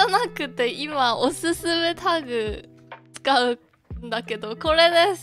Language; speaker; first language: Japanese; non-native, learner; Korean